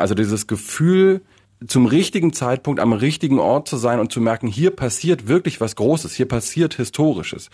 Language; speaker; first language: German; native; German